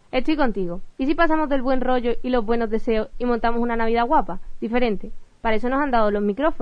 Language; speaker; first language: Spanish; native; Spanish